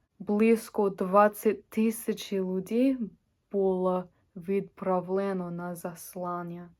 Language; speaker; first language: Ukrainian; non-native, learner; English